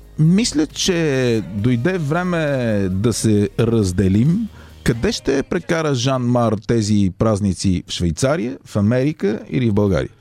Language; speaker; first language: Bulgarian; native; Bulgarian